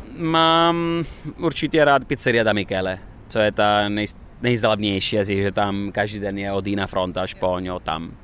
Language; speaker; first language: Czech; non-native, fluent; Italian